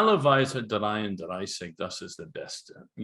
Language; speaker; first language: German; non-native, learner; English